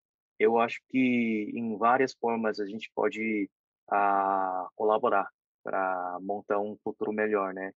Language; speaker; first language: Portuguese; non-native, fluent; Korean